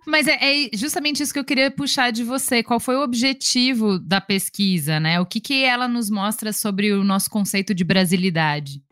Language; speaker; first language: Portuguese; native; Portuguese